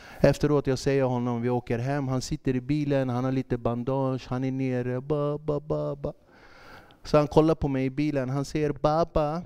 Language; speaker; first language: Swedish; early bilingual, other home language; Kurdish